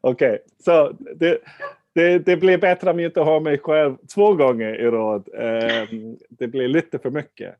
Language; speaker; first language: Swedish; non-native, fluent; English